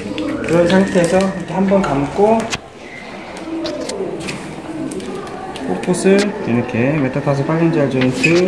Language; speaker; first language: Korean; native; Korean